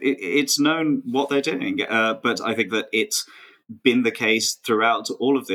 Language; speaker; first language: English; native; English